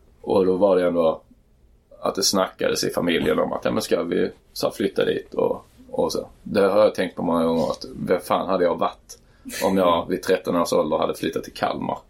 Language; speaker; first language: Swedish; native; Swedish